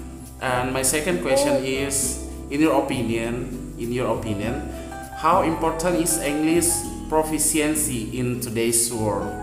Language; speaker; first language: English; non-native, fluent; Indonesian